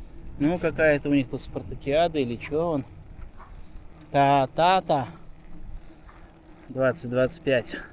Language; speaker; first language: Russian; native; Russian